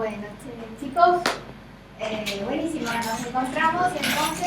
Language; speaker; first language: Spanish; native; Spanish